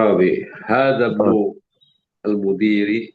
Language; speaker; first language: Arabic; non-native, learner; Indonesian